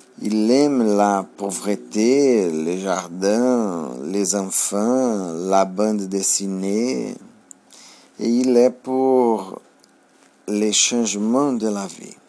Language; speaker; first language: French; non-native, learner; Portuguese